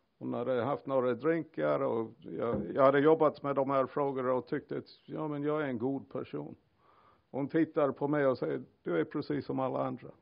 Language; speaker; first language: Swedish; non-native, fluent; English